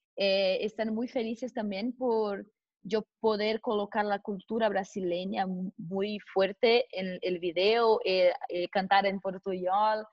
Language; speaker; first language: Spanish; non-native, learner; Portuguese